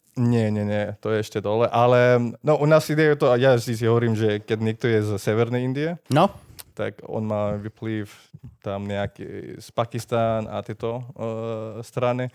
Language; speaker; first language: Slovak; non-native, fluent; Hindi